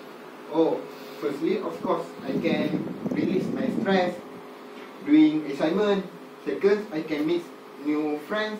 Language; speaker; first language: English; non-native, local second language; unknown